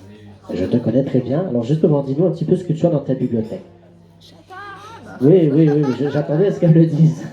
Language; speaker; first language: French; native; French